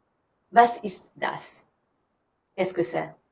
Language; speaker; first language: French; non-native, fluent; German